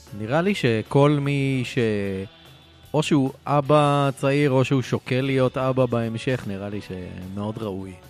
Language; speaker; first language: Hebrew; native; Hebrew